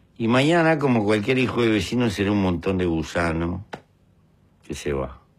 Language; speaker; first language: Spanish; native; Spanish